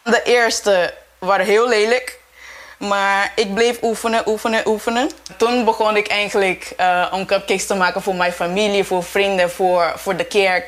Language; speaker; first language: Dutch; non-native, learner; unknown